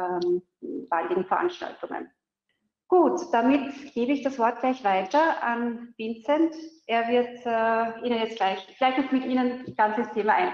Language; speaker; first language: German; native; German